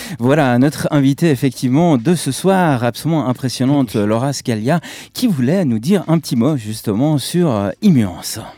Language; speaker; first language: French; native; French